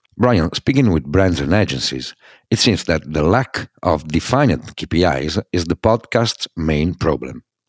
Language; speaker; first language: English; non-native, fluent; Italian